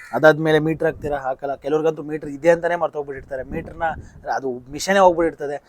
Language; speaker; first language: Kannada; native; Kannada